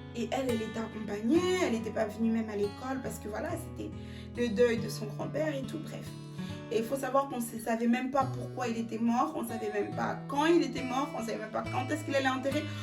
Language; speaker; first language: French; early bilingual, other home language; Lingala